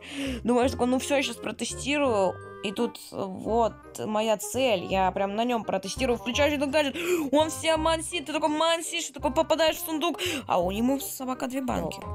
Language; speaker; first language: Russian; native; Russian